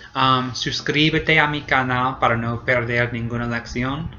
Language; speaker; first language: Spanish; non-native, fluent; English